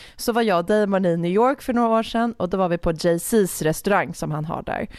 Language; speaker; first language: Swedish; native; Swedish